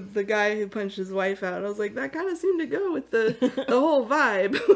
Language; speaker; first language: English; native; English